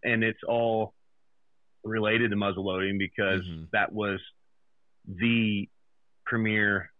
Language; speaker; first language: English; native; English